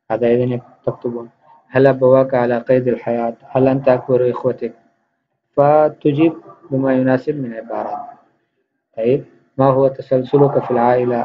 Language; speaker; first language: Arabic; non-native, fluent; Urdu